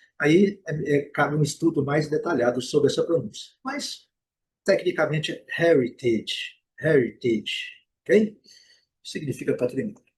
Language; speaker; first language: Portuguese; native; Portuguese